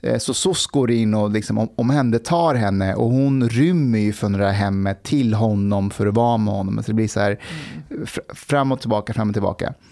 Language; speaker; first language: Swedish; early bilingual, other home language; Persian